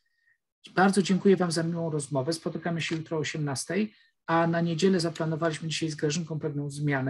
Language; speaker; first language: Polish; native; Polish